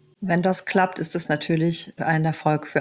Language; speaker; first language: German; native; German